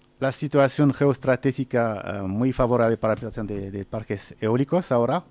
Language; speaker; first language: Spanish; non-native, fluent; Arabic